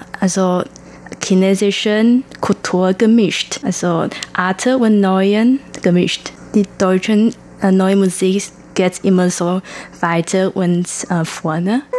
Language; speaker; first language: German; non-native, learner; Chinese